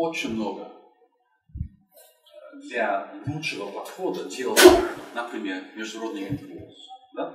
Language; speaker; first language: Russian; non-native, fluent; English